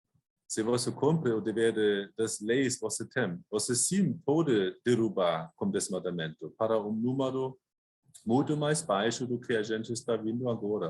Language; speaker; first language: Portuguese; non-native, fluent; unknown